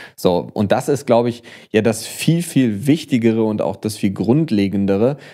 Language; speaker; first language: German; native; German